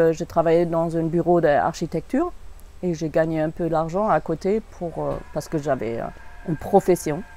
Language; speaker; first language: French; non-native, fluent; German